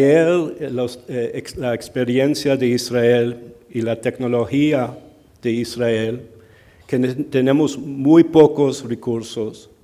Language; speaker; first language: Spanish; early bilingual, heritage; Spanish